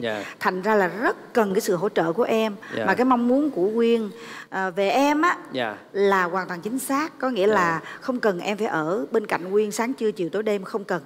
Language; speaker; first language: Vietnamese; native; Vietnamese